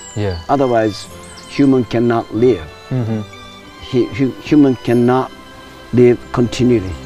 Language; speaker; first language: English; non-native, learner; Japanese